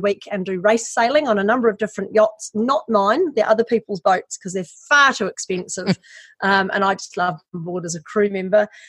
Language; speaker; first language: English; native; English